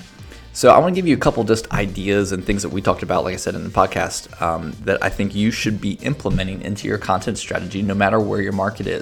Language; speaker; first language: English; native; English